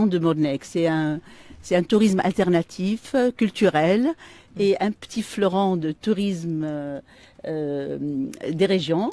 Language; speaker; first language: French; non-native, local second language; Arabic